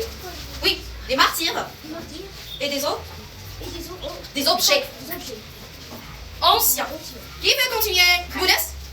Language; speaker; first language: French; non-native, local second language; Arabic